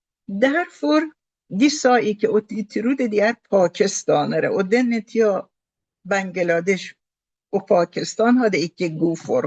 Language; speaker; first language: Norwegian; non-native, fluent; Persian